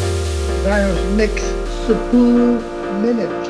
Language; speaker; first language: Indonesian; non-native, learner; English